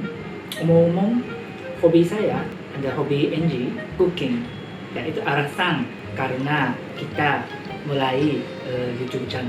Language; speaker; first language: Indonesian; non-native, learner; Japanese